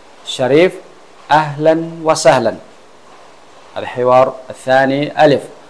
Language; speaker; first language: Arabic; non-native, fluent; Khmer